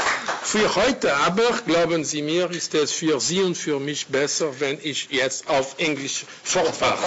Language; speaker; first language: German; non-native, learner; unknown